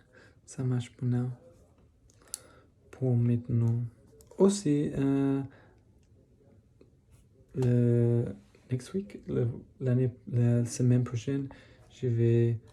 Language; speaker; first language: French; non-native, learner; English